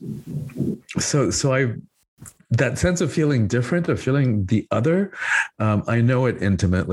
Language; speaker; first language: English; early bilingual, other home language; Spanish